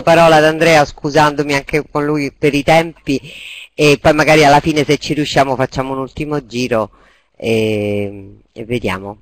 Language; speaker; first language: Italian; native; Italian